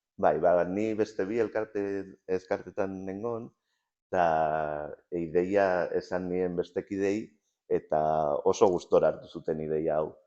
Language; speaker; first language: Basque; non-native, local second language; Spanish